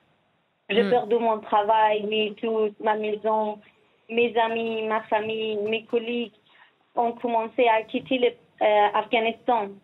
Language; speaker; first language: French; non-native, learner; Persian